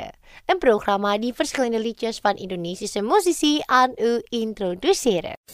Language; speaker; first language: Dutch; non-native, fluent; Indonesian